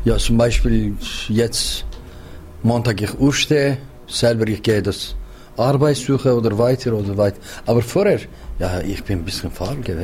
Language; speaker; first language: German; non-native, learner; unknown